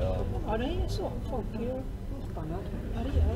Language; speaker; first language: Swedish; native; Swedish